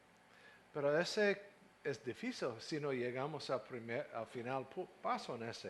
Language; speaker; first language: Spanish; non-native, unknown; English